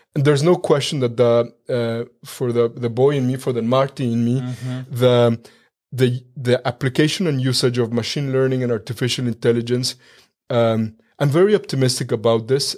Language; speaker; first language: English; non-native, fluent; Spanish